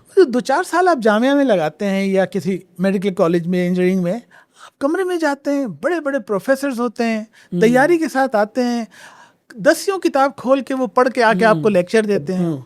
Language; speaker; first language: Urdu; native; Urdu